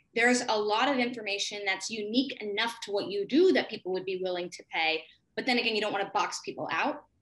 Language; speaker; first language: English; native; English